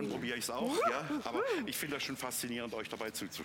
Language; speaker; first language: German; native; German